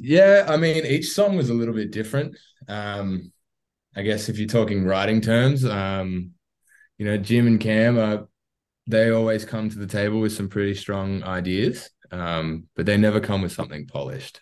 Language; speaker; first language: English; native; English